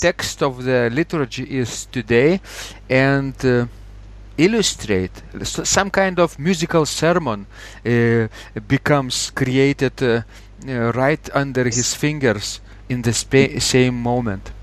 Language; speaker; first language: English; non-native, fluent; Lithuanian